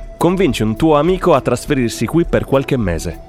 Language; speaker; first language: Italian; native; Italian